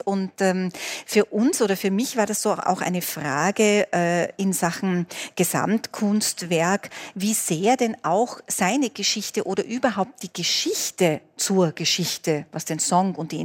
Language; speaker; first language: German; native; German